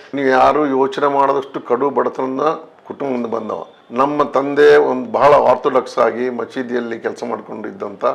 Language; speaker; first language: Kannada; non-native, local second language; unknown